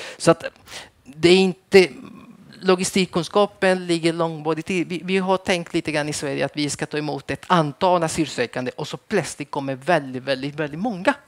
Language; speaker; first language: Swedish; early bilingual, other home language; Spanish